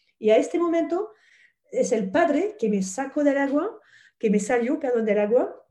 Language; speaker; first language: Spanish; non-native, fluent; French